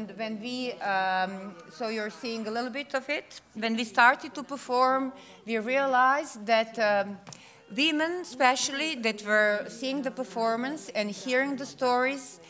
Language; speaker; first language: English; non-native, fluent; Serbian